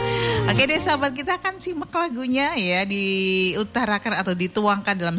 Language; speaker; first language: Indonesian; native; Indonesian